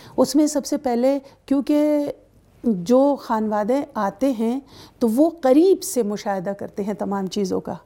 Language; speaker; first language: Urdu; native; Urdu